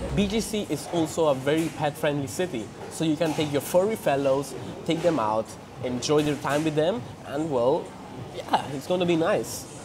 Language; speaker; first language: English; non-native, fluent; Spanish